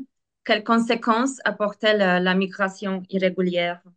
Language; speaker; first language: French; non-native, learner; Polish